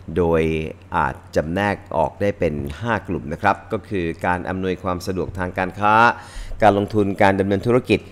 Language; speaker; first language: Thai; native; Thai